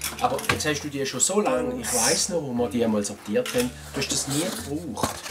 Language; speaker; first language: German; native; German